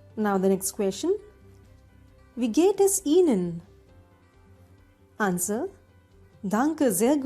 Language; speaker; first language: German; non-native, fluent; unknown